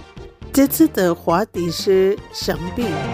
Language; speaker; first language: Chinese; non-native, fluent; Indonesian